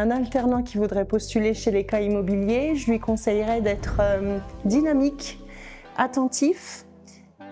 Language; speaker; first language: French; native; French